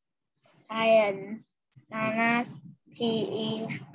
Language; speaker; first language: English; non-native, learner; Vietnamese